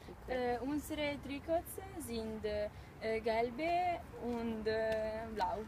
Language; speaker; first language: German; non-native, learner; Italian